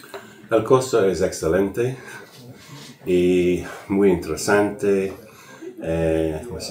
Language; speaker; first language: Spanish; non-native, learner; English